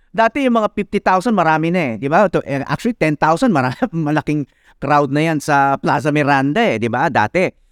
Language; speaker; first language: Filipino; native; Filipino